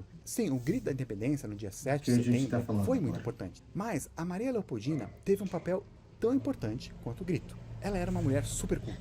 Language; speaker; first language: Portuguese; native; Portuguese